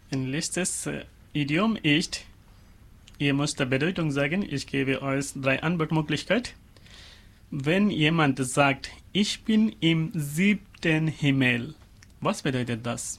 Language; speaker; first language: German; non-native, learner; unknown